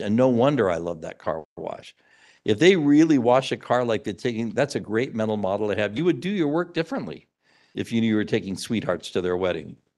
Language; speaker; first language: English; native; English